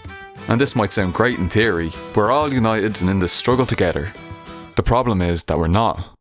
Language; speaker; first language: English; native; English